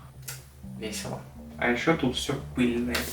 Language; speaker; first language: Russian; native; Russian